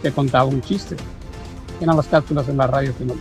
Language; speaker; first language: Spanish; native; Spanish